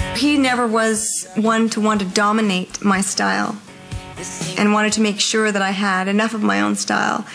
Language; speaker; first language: English; native; English